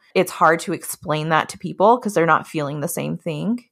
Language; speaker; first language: English; native; English